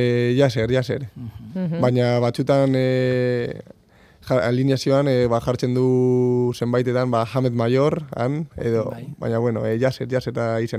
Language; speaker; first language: Basque; non-native, local second language; Spanish